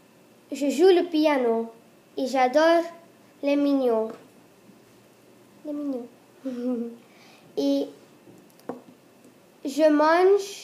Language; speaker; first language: French; non-native, learner; Dutch